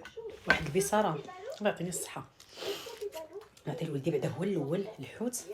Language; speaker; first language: Arabic; native; Arabic